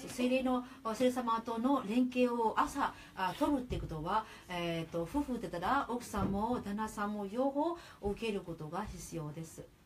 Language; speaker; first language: Japanese; non-native, fluent; Burmese